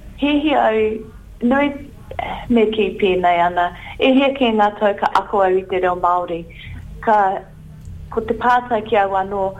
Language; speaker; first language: Māori; non-native, local second language; English